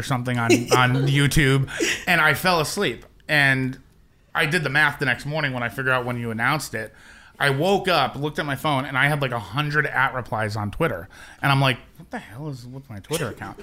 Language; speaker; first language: English; native; English